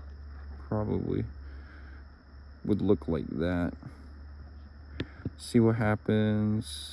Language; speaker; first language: English; native; English